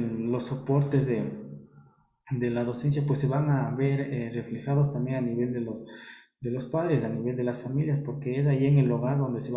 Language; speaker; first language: Spanish; native; Spanish